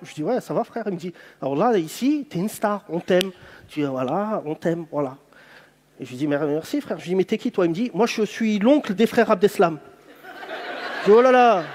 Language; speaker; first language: French; native; French